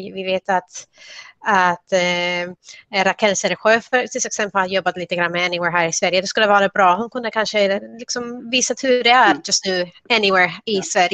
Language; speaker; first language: Swedish; non-native, fluent; Spanish